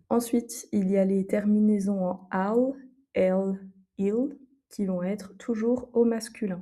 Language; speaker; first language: French; native; French